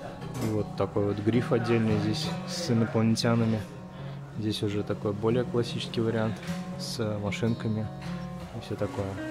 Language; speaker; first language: Russian; native; Russian